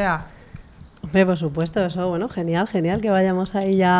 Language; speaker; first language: Spanish; native; Spanish